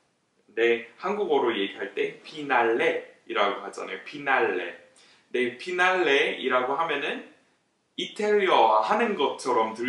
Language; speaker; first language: Korean; non-native, fluent; English